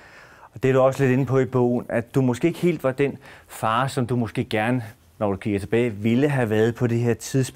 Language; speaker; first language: Danish; native; Danish